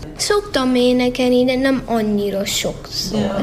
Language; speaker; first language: Hungarian; early bilingual, heritage; Hungarian